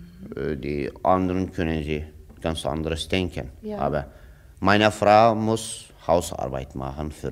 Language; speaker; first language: German; non-native, learner; Turkish